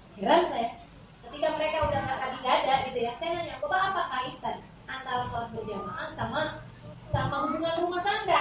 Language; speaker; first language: Indonesian; native; Indonesian